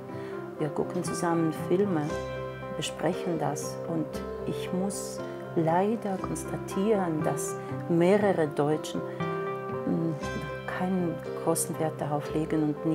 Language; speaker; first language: German; non-native, fluent; Russian